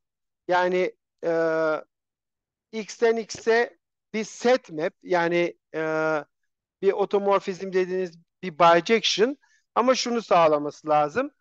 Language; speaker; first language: Turkish; native; Turkish